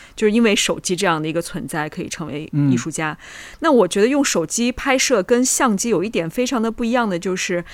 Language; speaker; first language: Chinese; native; Chinese